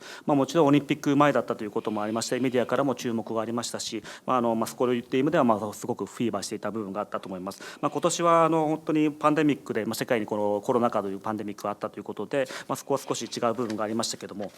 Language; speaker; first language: Japanese; native; Japanese